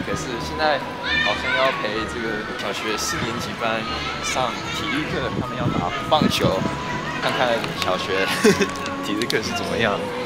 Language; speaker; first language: Chinese; early bilingual, heritage; English